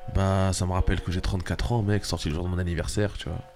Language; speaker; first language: French; native; French